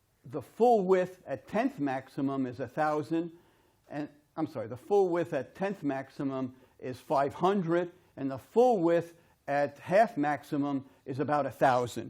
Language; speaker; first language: English; native; English